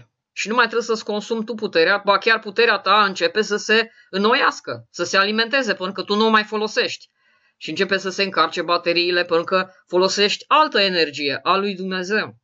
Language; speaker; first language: Romanian; native; Romanian